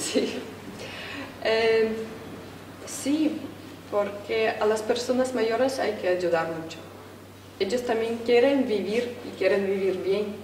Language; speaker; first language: Spanish; non-native, fluent; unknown